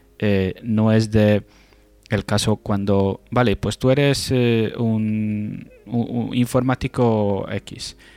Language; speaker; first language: Spanish; non-native, fluent; Hungarian